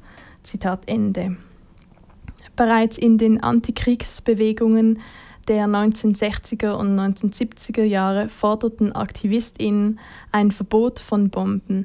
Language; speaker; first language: German; native; German